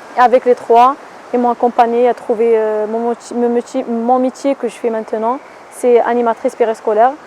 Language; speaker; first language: French; non-native, local second language; Arabic